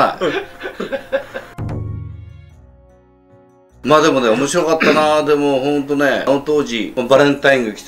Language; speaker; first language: Japanese; native; Japanese